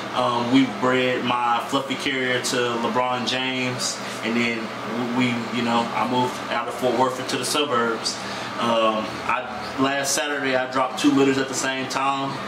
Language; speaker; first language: English; native; English